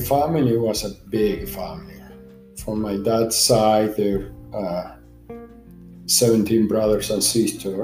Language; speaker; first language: English; non-native, learner; Spanish